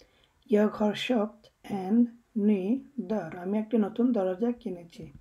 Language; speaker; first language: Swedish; non-native, fluent; Bangla